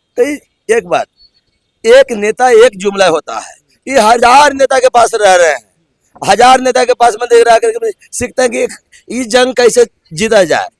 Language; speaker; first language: Hindi; native; Hindi